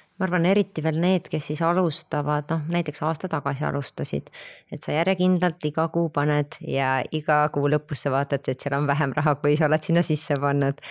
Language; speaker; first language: Estonian; native; Estonian